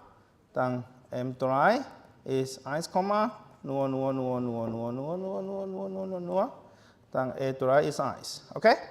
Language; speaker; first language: German; non-native, learner; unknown